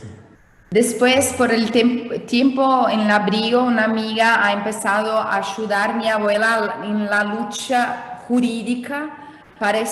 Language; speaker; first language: Spanish; non-native, fluent; Portuguese